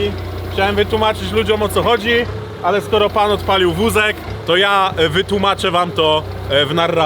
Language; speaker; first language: Polish; native; Polish